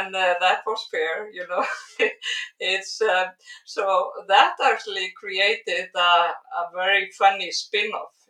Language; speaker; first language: English; non-native, fluent; Icelandic